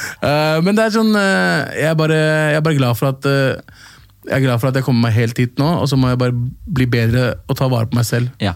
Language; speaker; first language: Norwegian; early bilingual, other home language; Somali